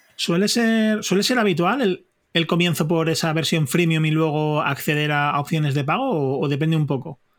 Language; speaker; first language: Spanish; native; Spanish